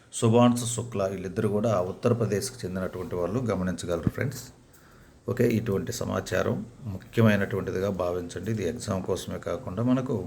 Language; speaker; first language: Telugu; native; Telugu